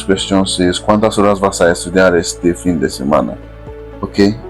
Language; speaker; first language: Spanish; non-native, fluent; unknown